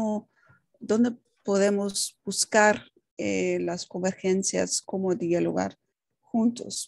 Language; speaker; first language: Spanish; non-native, fluent; Dutch